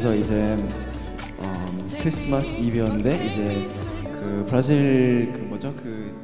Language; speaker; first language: Korean; non-native, fluent; Chinese